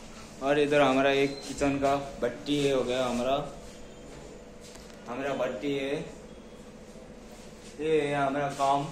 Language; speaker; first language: Hindi; non-native, local second language; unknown